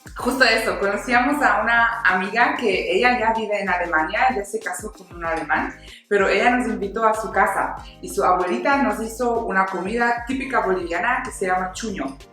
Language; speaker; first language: Spanish; non-native, fluent; German